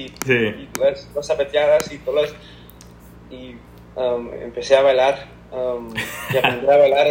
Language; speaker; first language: Spanish; early bilingual, heritage; Spanish